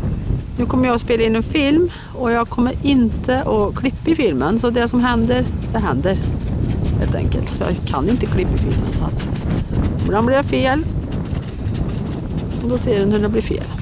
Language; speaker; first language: Swedish; native; Swedish